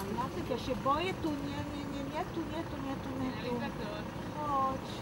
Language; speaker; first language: Polish; early bilingual, heritage; Hebrew